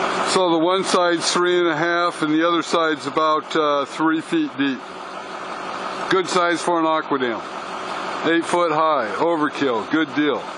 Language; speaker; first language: English; native; English